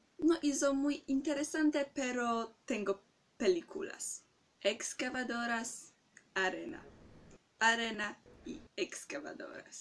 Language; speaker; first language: Spanish; non-native, learner; Polish